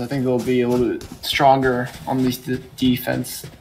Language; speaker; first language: English; native; English